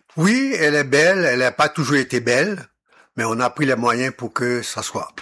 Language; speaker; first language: French; non-native, local second language; Haitian Creole